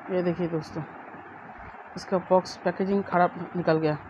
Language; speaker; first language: Hindi; non-native, local second language; Bangla